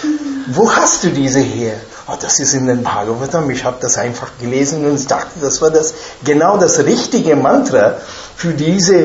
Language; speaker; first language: German; non-native, fluent; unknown